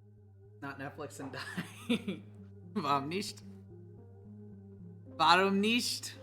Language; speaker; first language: German; non-native, learner; English